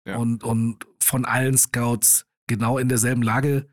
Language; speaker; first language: German; native; German